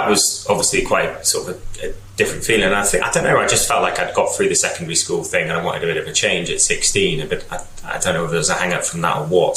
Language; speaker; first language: English; native; English